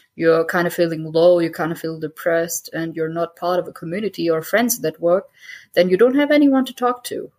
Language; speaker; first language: English; early bilingual, heritage; German